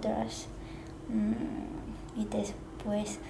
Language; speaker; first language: Spanish; non-native, learner; Chinese